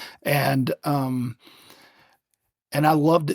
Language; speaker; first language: English; native; English